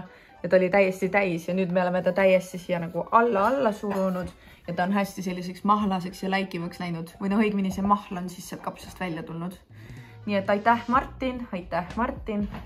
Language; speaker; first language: Estonian; native; Estonian